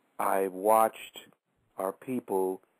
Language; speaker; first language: English; native; English